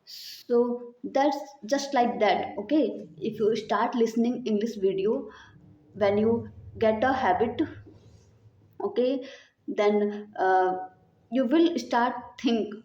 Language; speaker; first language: English; non-native, learner; Hindi